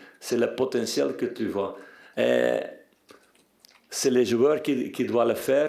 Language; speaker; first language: French; non-native, fluent; Dutch